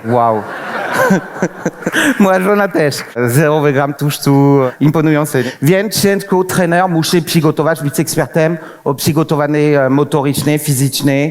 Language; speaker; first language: Polish; non-native, fluent; French